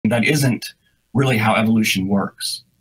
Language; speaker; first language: English; native; English